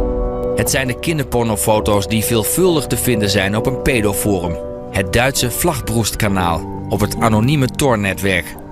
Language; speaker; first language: Dutch; native; Dutch